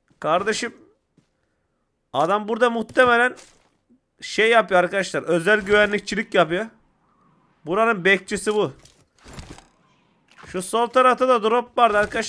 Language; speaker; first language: Turkish; native; Turkish